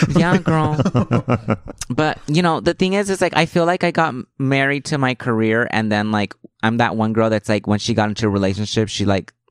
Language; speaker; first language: English; early bilingual, other home language; Spanish